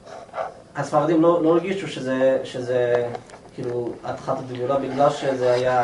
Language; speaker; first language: Hebrew; non-native, fluent; English